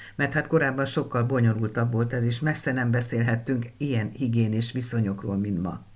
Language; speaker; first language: Hungarian; native; Hungarian